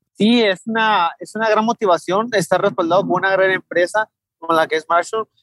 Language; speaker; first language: Spanish; native; Spanish